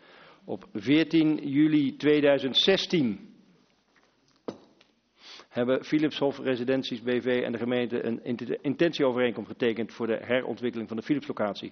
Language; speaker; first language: Dutch; native; Dutch